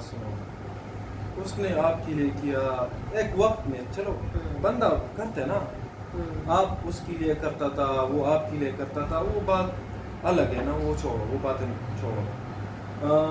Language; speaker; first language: Hindi; non-native, local second language; Pashto